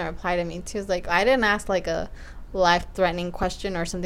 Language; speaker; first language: English; early bilingual, other home language; Spanish